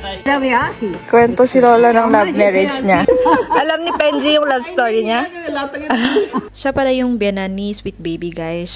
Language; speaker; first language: Filipino; native; Filipino